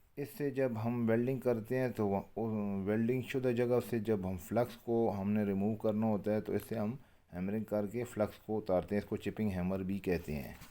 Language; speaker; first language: Urdu; native; Urdu